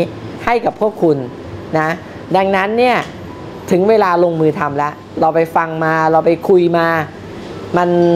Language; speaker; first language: Thai; native; Thai